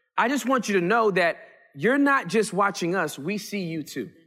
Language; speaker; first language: English; early bilingual, other home language; Yoruba